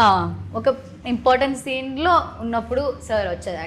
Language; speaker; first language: Telugu; non-native, learner; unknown